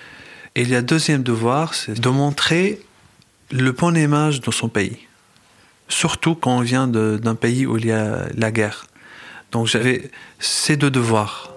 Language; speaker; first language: French; non-native, fluent; Arabic